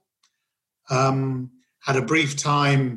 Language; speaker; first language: English; native; English